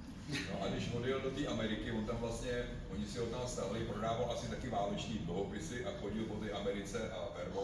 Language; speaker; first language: Czech; native; Czech